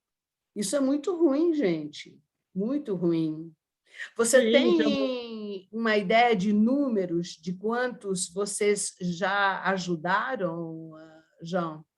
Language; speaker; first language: Portuguese; early bilingual, other home language; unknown